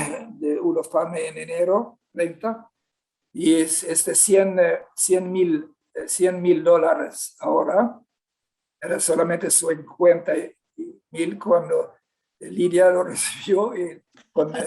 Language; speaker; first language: Spanish; non-native, fluent; Swedish